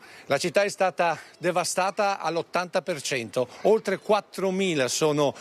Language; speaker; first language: Italian; native; Italian